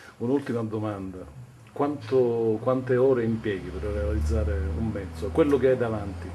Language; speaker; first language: Italian; native; Italian